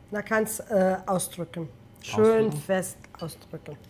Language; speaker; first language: German; non-native, fluent; Italian